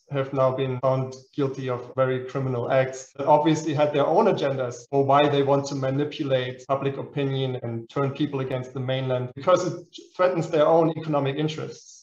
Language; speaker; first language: English; non-native, fluent; German